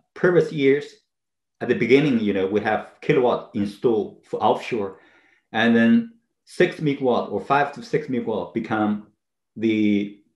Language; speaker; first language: English; non-native, fluent; Chinese